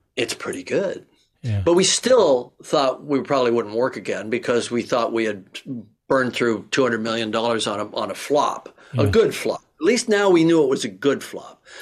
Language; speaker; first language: English; native; English